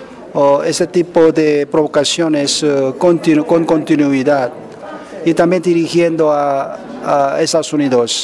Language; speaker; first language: Spanish; non-native, learner; Korean